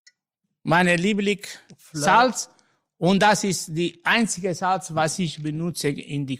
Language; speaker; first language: German; non-native, learner; Italian